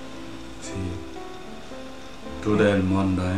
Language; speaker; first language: Spanish; non-native, learner; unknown